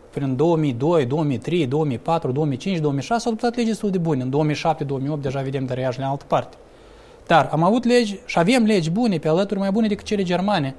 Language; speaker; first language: Romanian; native; Romanian